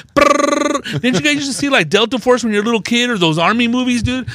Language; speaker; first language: English; early bilingual, other home language; Spanish